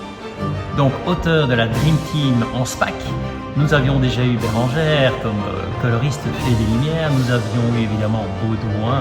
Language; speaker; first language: French; native; French